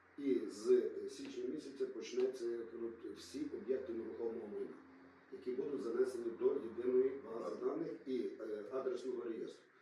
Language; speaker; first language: Ukrainian; native; Ukrainian